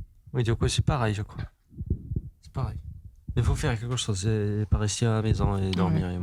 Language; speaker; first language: French; non-native, learner; Arabic